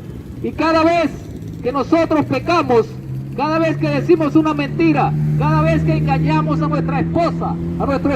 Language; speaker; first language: Spanish; native; Spanish